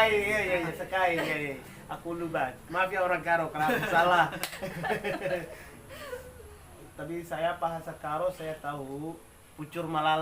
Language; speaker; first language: Indonesian; non-native, learner; Somali